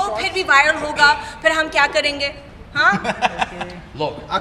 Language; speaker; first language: Hindi; non-native, fluent; Arabic